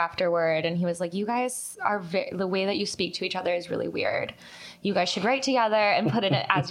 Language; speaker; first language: English; native; English